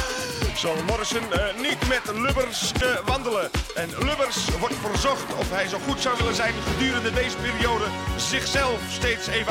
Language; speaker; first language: Dutch; native; Dutch